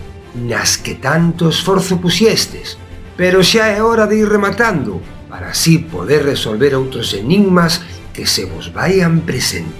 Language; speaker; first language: Galician; native; Galician